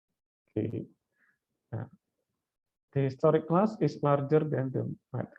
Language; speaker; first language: English; non-native, fluent; Indonesian